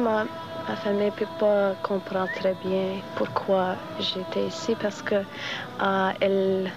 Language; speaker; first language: French; non-native, learner; English